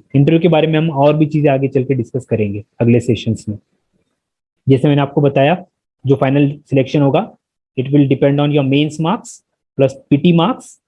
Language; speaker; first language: Hindi; non-native, local second language; Marathi